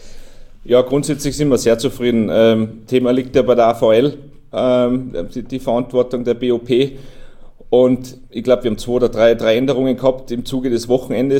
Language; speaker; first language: German; native; German